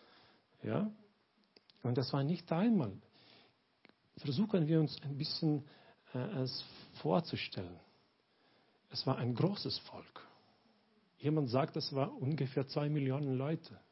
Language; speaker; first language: German; non-native, learner; Lithuanian